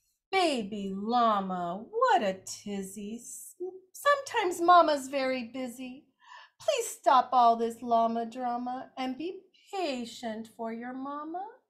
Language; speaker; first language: English; native; English